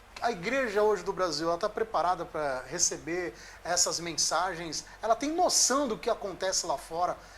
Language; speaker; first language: Portuguese; native; Portuguese